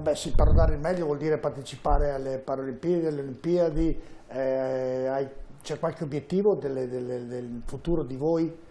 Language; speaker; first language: Italian; native; Italian